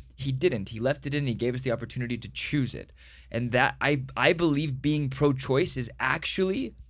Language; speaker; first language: English; native; English